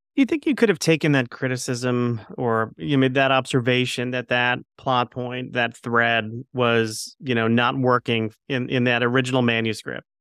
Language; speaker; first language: English; native; English